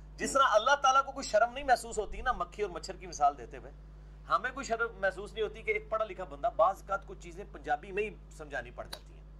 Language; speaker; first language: Urdu; non-native, local second language; Punjabi